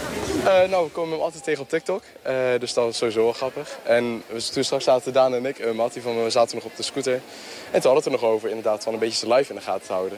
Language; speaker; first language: Dutch; native; Dutch